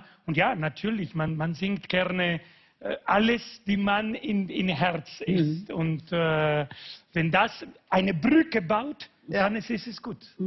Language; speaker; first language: German; non-native, fluent; Spanish